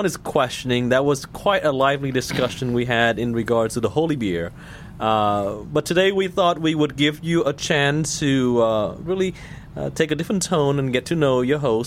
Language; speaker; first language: English; non-native, fluent; Vietnamese